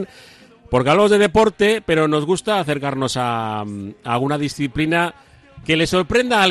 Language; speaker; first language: Spanish; native; Spanish